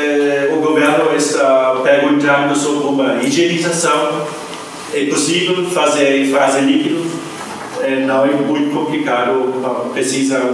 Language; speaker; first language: Portuguese; non-native, fluent; German